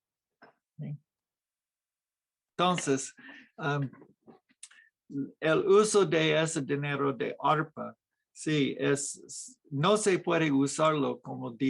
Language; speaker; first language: Spanish; non-native, fluent; English